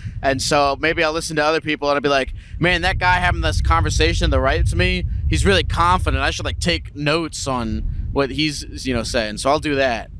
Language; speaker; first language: English; native; English